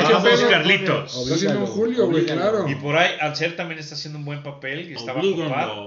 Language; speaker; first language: Spanish; native; Spanish